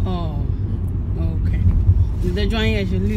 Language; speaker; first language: Chinese; non-native, fluent; English